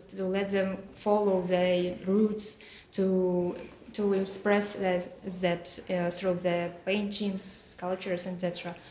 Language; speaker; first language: English; non-native, learner; Russian